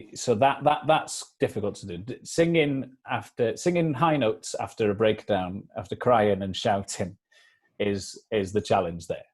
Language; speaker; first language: English; native; English